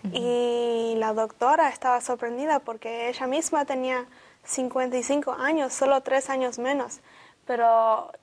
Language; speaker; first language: Spanish; early bilingual, heritage; Spanish